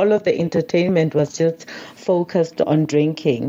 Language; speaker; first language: English; non-native, local second language; Tswana